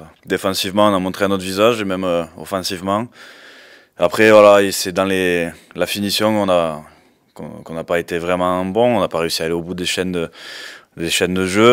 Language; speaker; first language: French; native; French